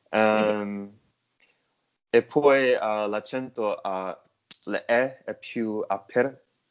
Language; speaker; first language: Italian; non-native, learner; English